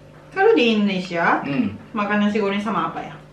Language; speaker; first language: Indonesian; non-native, learner; Japanese